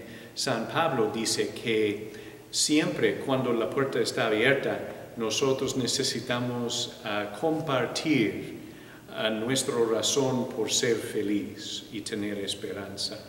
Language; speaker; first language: Spanish; non-native, fluent; English